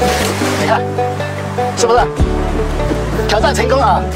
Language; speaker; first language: Chinese; native; Chinese